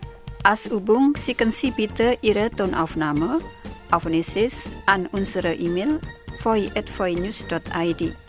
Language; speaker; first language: German; non-native, fluent; Indonesian